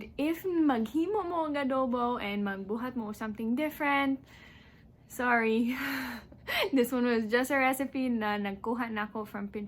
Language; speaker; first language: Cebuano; non-native, local second language; English